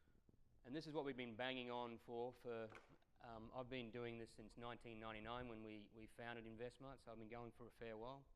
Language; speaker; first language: English; native; English